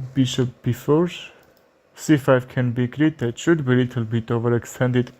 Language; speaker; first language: English; non-native, learner; Armenian